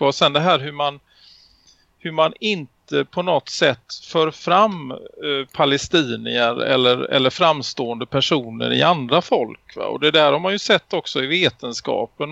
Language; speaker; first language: Swedish; native; Swedish